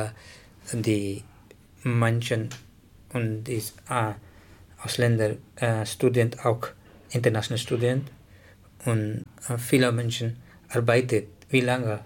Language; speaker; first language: German; non-native, learner; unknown